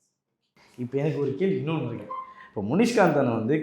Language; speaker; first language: Tamil; native; Tamil